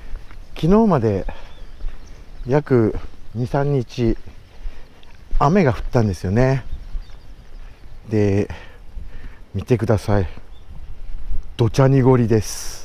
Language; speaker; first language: Japanese; native; Japanese